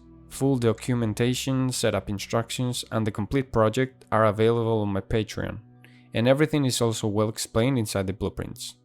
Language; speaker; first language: English; non-native, fluent; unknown